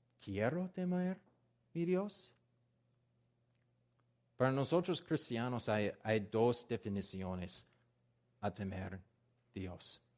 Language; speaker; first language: Spanish; non-native, learner; English